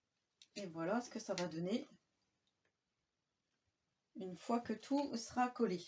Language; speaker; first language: French; native; French